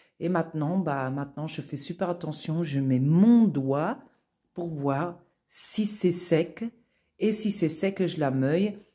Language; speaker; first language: French; non-native, fluent; Portuguese